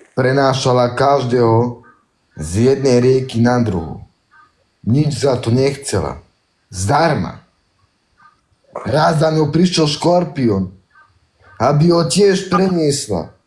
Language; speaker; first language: Slovak; non-native, local second language; Romany